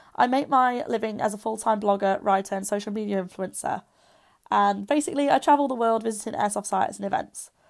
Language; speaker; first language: English; native; English